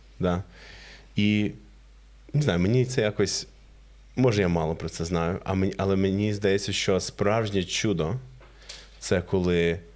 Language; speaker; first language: Ukrainian; non-native, fluent; English